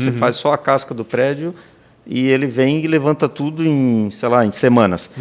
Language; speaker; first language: Portuguese; native; Portuguese